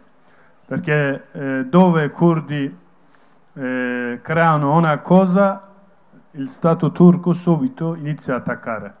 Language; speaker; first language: Italian; non-native, learner; Kurdish